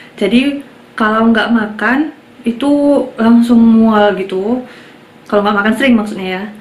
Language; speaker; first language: Indonesian; native; Indonesian